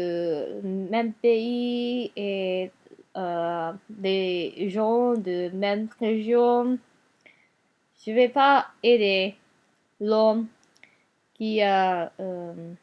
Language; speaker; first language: French; non-native, learner; Japanese